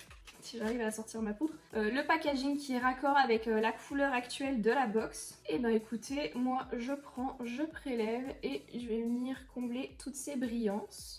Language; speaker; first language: French; native; French